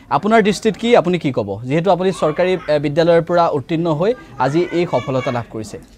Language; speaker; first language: Assamese; native; Assamese